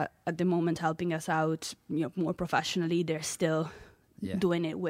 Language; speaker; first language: English; non-native, fluent; Italian